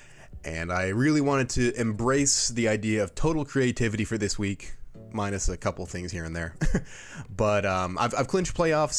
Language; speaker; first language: English; native; English